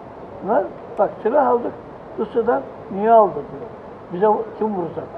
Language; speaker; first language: Turkish; native; Turkish